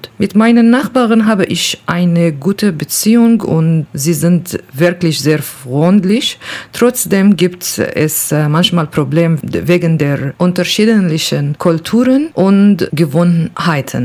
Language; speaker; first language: German; non-native, learner; Kurdish